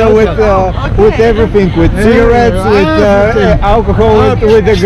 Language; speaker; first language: English; non-native, learner; Bulgarian